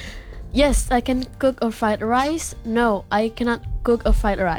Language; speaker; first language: English; non-native, learner; Indonesian